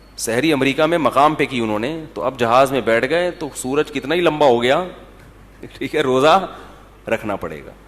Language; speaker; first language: Urdu; native; Urdu